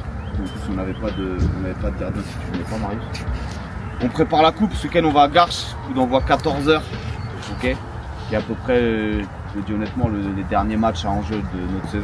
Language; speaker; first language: French; native; French